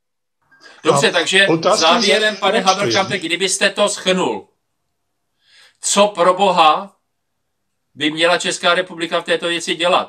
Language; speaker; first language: Czech; native; Czech